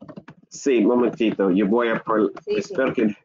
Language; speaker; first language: Spanish; non-native, learner; English